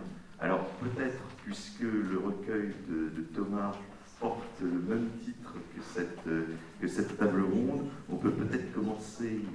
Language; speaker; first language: French; native; French